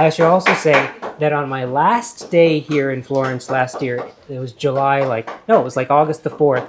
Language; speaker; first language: English; early bilingual, heritage; English